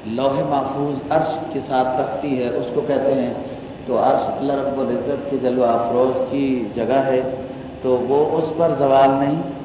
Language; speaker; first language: Urdu; native; Urdu